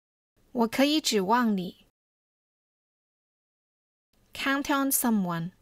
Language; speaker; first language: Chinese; native; Chinese